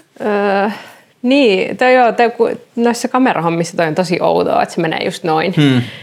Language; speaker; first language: Finnish; native; Finnish